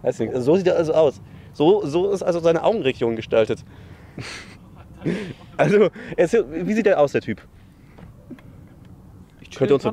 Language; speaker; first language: German; native; German